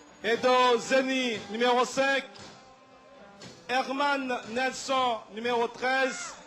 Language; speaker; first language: French; non-native, local second language; Haitian Creole